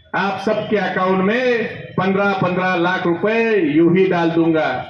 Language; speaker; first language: Hindi; non-native, local second language; Marathi